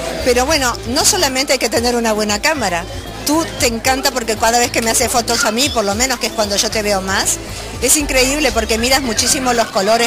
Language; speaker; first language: Spanish; native; Spanish